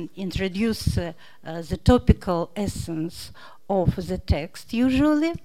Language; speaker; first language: English; non-native, fluent; Russian